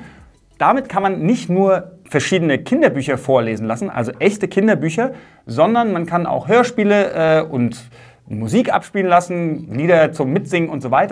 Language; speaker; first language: German; native; German